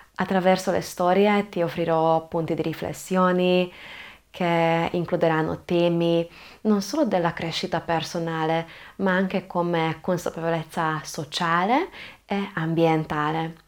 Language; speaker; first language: Italian; non-native, fluent; Hungarian